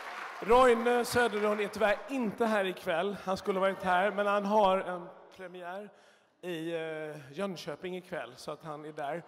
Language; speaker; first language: Swedish; native; Swedish